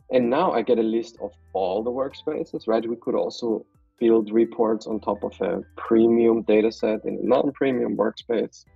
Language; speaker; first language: English; non-native, fluent; German